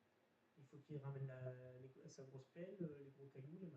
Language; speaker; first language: French; native; French